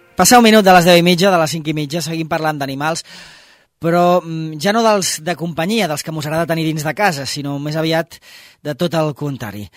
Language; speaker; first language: Catalan; native; Catalan